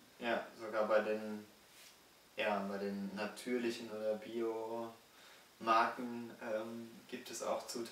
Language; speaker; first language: German; native; German